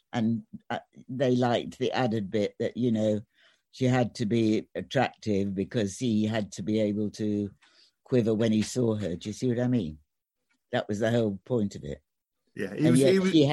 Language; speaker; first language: English; native; English